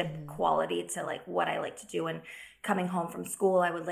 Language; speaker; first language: English; native; English